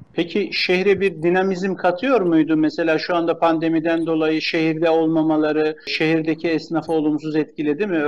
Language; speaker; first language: Turkish; native; Turkish